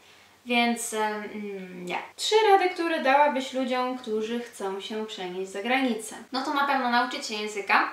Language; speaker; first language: Polish; early bilingual, heritage; Polish